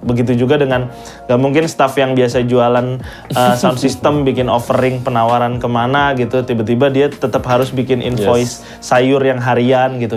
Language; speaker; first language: Indonesian; native; Indonesian